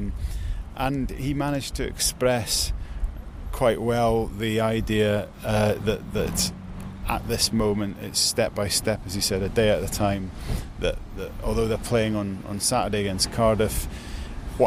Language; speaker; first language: English; native; English